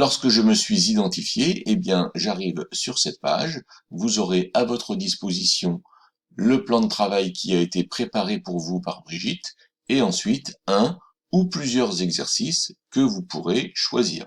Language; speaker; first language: French; native; French